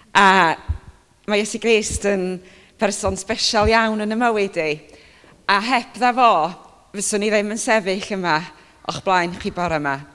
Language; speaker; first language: Welsh; native; Welsh